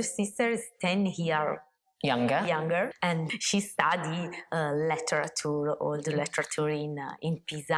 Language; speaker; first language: English; non-native, learner; Italian